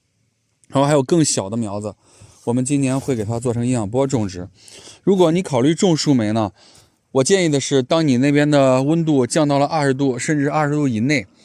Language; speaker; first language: Chinese; native; Chinese